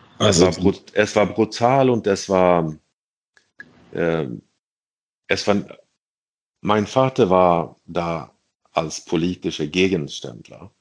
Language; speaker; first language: German; non-native, fluent; Swedish